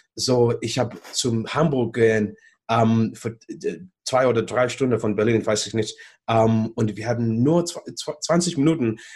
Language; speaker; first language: German; non-native, learner; English